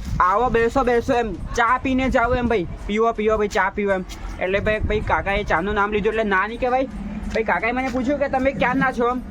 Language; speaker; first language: Gujarati; native; Gujarati